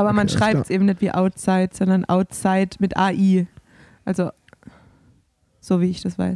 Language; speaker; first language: German; native; German